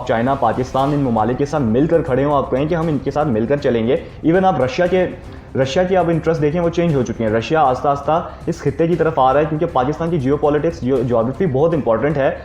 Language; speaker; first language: Urdu; non-native, local second language; Punjabi